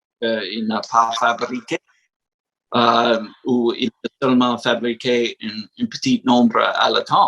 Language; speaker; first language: French; non-native, learner; English